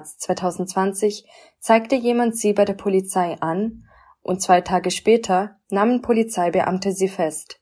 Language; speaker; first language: German; native; German